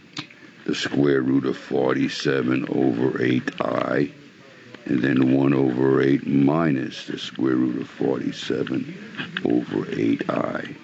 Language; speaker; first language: English; native; English